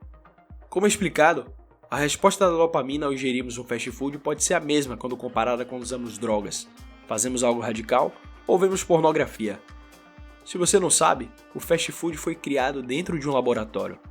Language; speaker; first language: Portuguese; native; Portuguese